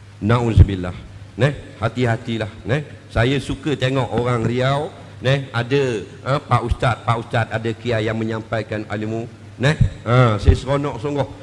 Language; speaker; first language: Malay; native; Malay